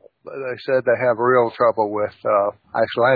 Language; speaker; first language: English; native; English